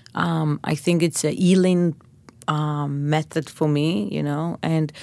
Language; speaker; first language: English; non-native, fluent; Hebrew